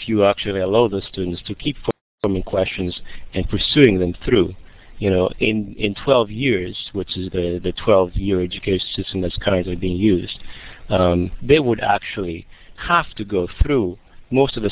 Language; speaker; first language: English; non-native, fluent; Greek